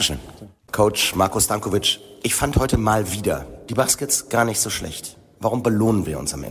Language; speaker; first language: German; native; German